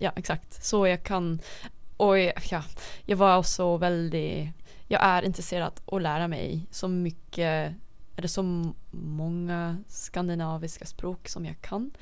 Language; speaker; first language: Swedish; non-native, fluent; Dutch